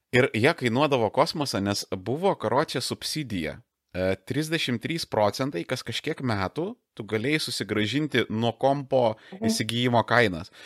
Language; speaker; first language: Lithuanian; native; Lithuanian